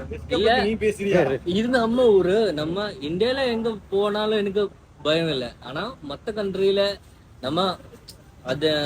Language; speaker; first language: Tamil; non-native, learner; Malayalam